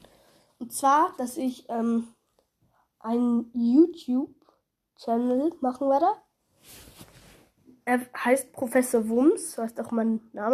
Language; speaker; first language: German; native; German